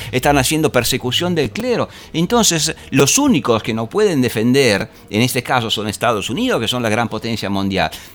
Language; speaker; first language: Spanish; non-native, fluent; Italian